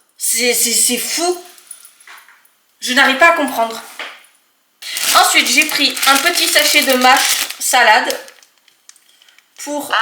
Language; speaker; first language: French; native; French